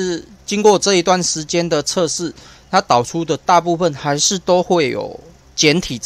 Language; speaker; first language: Chinese; native; Chinese